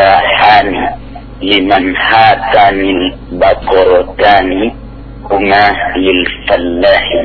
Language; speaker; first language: Arabic; non-native, learner; Indonesian